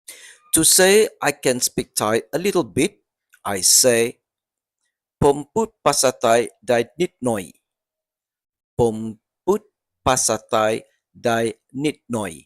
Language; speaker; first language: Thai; non-native, learner; English